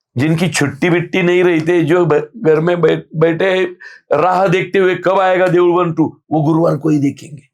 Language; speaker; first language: Hindi; non-native, local second language; Marathi